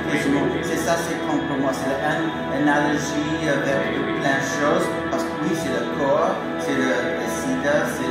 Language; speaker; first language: French; non-native, fluent; English